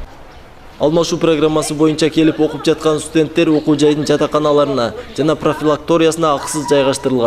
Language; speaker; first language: Kyrgyz; native; Kyrgyz